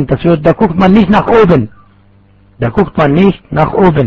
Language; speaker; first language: German; non-native, fluent; Arabic